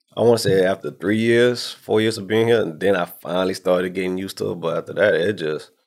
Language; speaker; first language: English; native; English